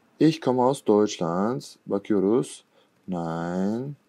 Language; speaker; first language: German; non-native, fluent; Turkish